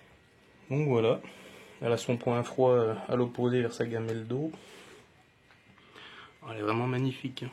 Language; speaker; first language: French; native; French